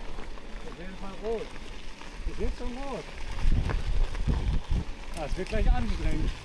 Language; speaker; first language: German; non-native, learner; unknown